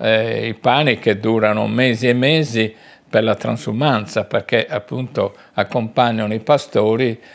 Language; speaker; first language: Italian; native; Italian